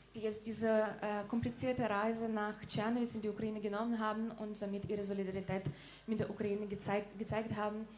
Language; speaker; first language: German; non-native, fluent; Ukrainian